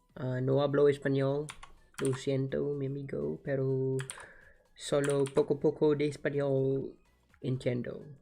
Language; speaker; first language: Spanish; non-native, learner; English